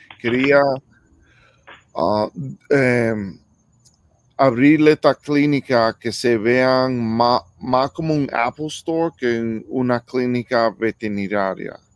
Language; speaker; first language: Spanish; early bilingual, heritage; English